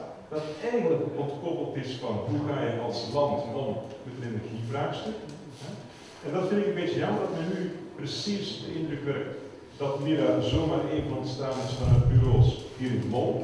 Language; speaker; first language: Dutch; native; Dutch